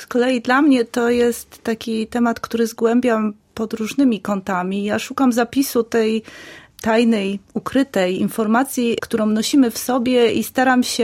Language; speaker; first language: Polish; native; Polish